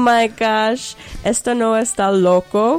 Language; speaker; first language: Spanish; non-native, learner; English